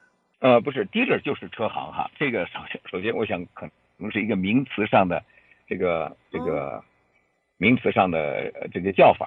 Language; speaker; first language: Chinese; native; Chinese